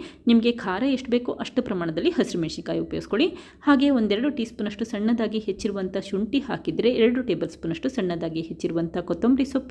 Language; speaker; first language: Kannada; native; Kannada